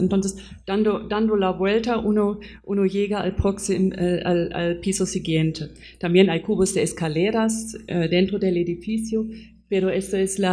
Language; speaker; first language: Spanish; non-native, fluent; German